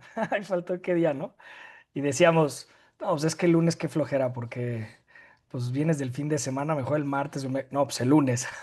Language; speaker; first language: Spanish; native; Spanish